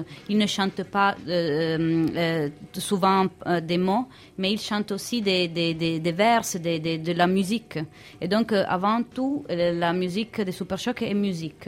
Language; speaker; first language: French; non-native, fluent; Italian